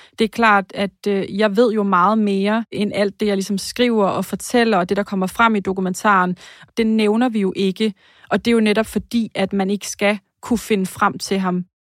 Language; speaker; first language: Danish; native; Danish